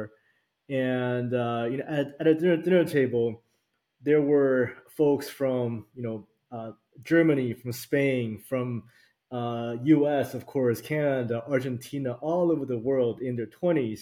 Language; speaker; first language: English; early bilingual, other home language; Chinese